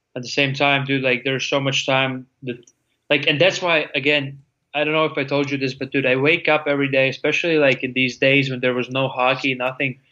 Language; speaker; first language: English; non-native, fluent; Latvian